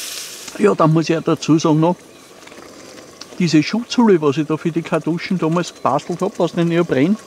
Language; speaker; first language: German; native; German